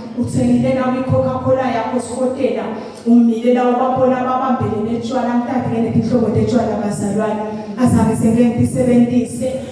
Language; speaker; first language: Zulu; non-native, local second language; Swati